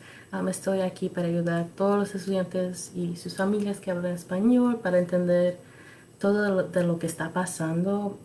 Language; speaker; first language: Spanish; early bilingual, other home language; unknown